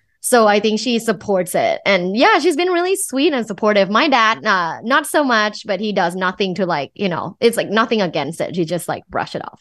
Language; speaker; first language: English; non-native, fluent; Thai